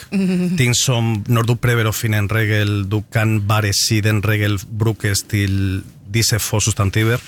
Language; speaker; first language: Norwegian; non-native, fluent; Spanish